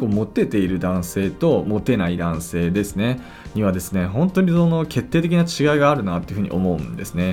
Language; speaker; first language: Japanese; native; Japanese